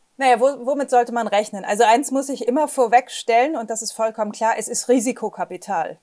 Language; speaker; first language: German; native; German